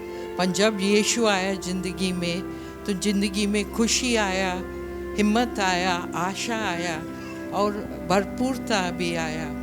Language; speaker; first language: Hindi; non-native, local second language; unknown